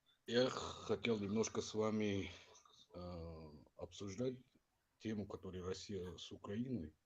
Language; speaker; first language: Russian; non-native, fluent; Tajik